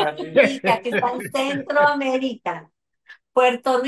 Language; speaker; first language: Spanish; native; Spanish